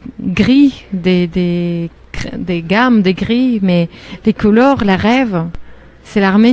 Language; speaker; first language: French; non-native, fluent; Armenian